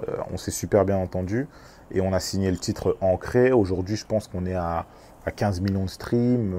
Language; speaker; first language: French; early bilingual, other home language; Lingala